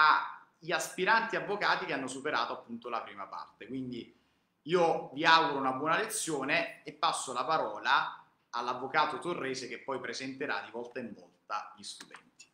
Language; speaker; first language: Italian; native; Italian